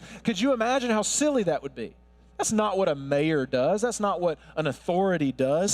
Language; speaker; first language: English; native; English